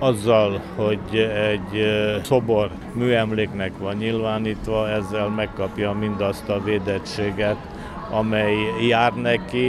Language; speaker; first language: Hungarian; native; Hungarian